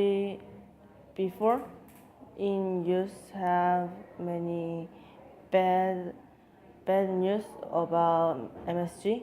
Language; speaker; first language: English; non-native, learner; Korean